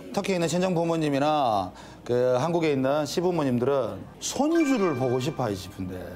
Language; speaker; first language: Korean; native; Korean